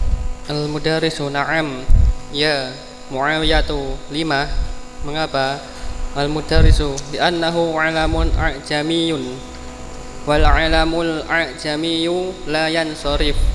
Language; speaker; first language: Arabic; non-native, learner; Indonesian